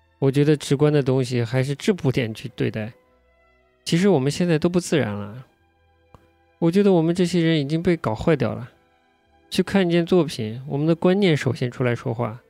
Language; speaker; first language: Chinese; native; Chinese